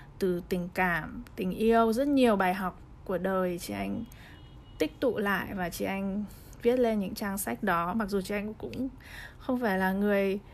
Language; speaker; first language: Vietnamese; early bilingual, heritage; Vietnamese